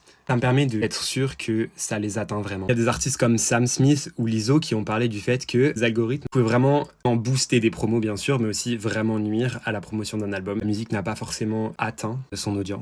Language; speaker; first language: French; native; French